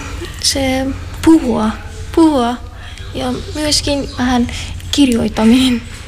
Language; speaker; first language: Finnish; non-native, learner; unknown